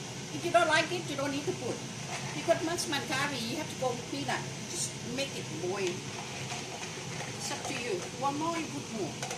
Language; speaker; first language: English; non-native, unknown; Northeastern Thai